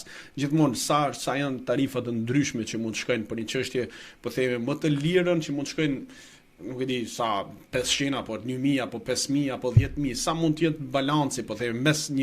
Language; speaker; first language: Albanian; native; Albanian